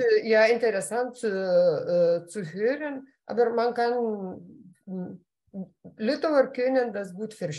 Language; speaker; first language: German; non-native, fluent; Lithuanian